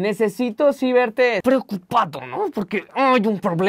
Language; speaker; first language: Spanish; native; Spanish